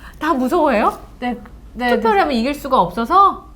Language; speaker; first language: Korean; native; Korean